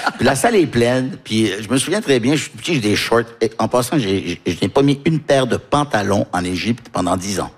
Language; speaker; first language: French; native; French